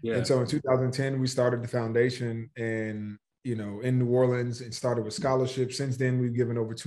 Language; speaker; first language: English; native; English